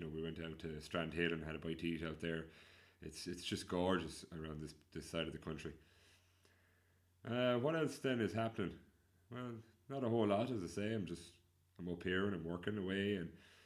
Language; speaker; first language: English; native; English